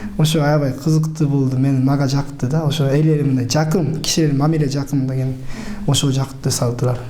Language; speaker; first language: Kyrgyz; non-native, learner; Japanese